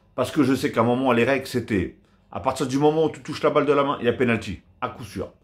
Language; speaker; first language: French; native; French